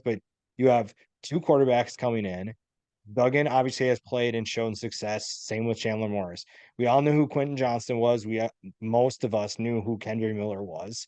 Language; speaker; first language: English; native; English